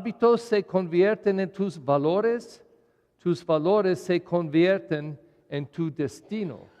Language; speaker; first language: Spanish; non-native, learner; English